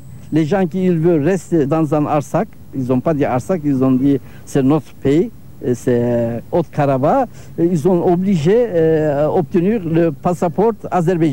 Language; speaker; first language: French; non-native, learner; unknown